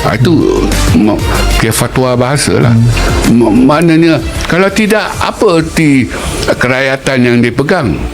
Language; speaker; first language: Malay; native; Malay